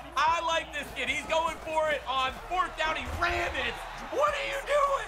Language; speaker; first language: English; native; English